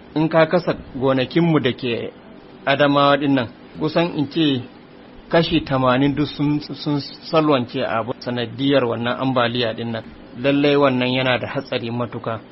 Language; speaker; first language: Hausa; native; Hausa